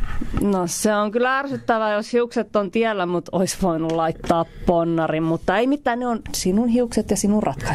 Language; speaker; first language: Finnish; native; Finnish